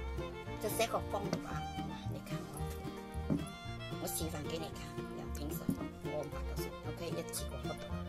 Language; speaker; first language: Chinese; non-native, local second language; Cantonese